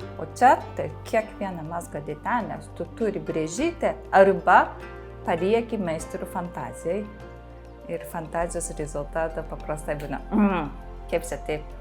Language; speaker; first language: Lithuanian; non-native, fluent; Japanese